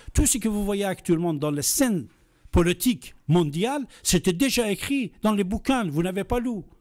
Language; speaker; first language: French; non-native, fluent; Persian